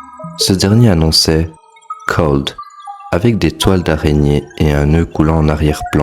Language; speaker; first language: French; native; French